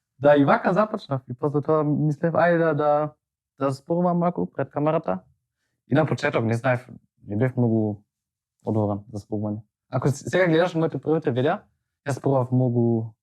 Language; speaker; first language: Macedonian; non-native, learner; Finnish